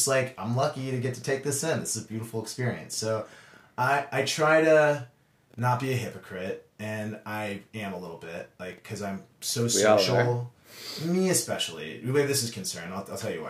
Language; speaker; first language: English; native; English